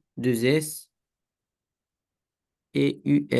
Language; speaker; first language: French; non-native, learner; Romanian